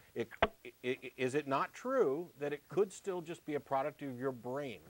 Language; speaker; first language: English; native; English